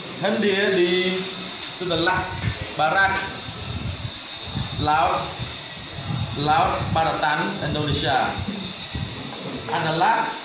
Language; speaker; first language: Indonesian; non-native, learner; Khmer